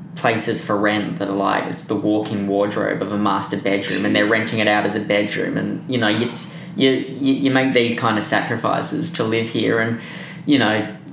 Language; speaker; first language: English; native; English